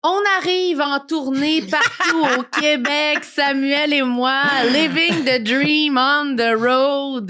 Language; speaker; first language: French; native; French